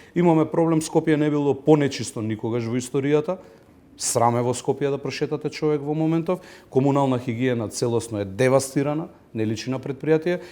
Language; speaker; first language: Macedonian; native; Macedonian